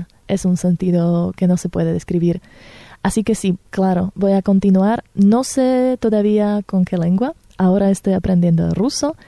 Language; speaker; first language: Spanish; non-native, fluent; Slovak